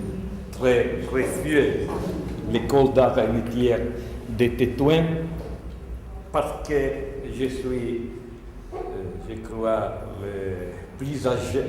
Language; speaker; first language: French; non-native, fluent; Italian